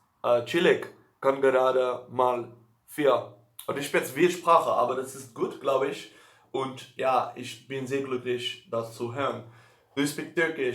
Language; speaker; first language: German; non-native, learner; Dutch